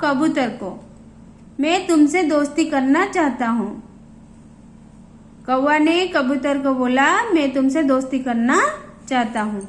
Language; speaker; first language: Hindi; non-native, local second language; Odia